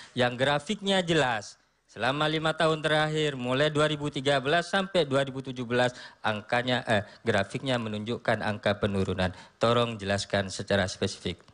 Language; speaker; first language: Indonesian; non-native, local second language; Madurese